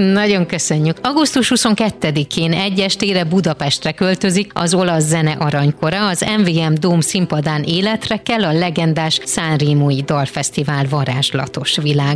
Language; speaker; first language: Hungarian; native; Hungarian